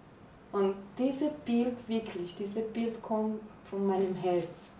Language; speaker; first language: German; non-native, learner; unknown